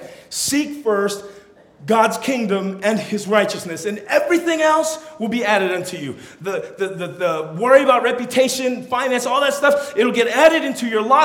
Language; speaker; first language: English; early bilingual, other home language; Tongan